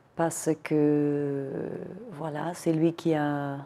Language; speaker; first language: French; non-native, fluent; English